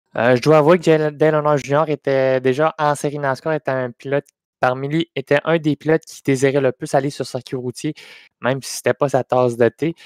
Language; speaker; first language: French; native; French